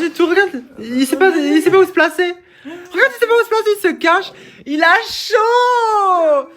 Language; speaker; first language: French; native; French